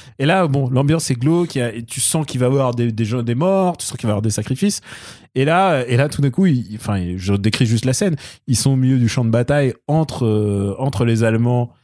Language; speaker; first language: French; early bilingual, other home language; Russian